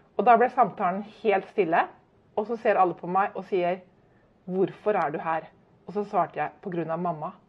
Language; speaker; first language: Norwegian; native; Norwegian